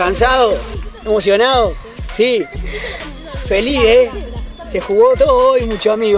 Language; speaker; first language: Spanish; native; Spanish